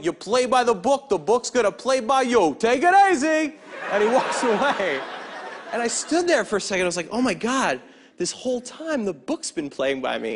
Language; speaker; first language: English; native; English